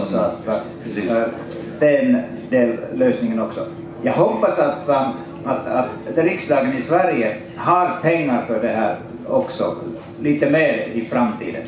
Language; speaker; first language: Swedish; non-native, fluent; Finnish